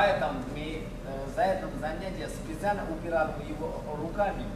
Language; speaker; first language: Russian; non-native, learner; Chinese